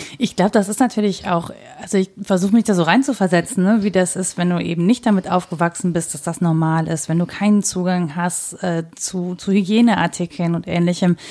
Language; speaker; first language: German; native; German